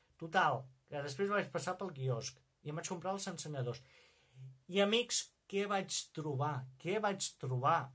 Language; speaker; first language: Catalan; non-native, local second language; Spanish